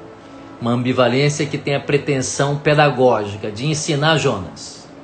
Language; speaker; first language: Portuguese; native; Portuguese